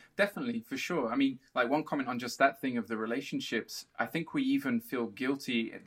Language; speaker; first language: English; early bilingual, other home language; Portuguese